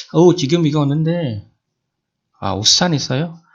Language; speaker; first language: Korean; non-native, fluent; Indonesian